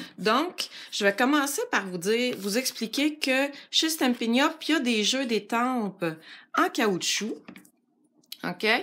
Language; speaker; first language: French; native; French